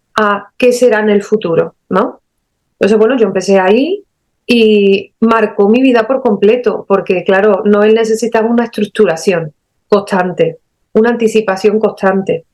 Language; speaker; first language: Spanish; native; Spanish